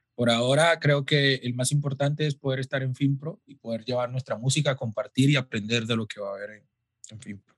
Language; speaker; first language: Spanish; native; Spanish